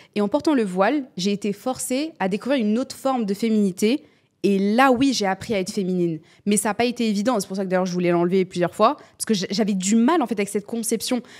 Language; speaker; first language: French; native; French